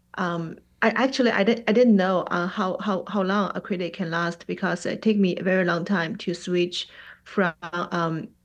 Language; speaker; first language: English; non-native, fluent; Chinese